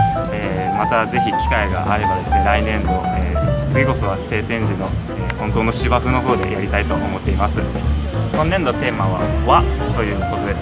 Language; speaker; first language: Japanese; native; Japanese